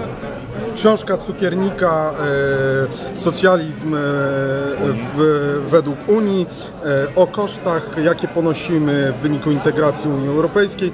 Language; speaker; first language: Polish; native; Polish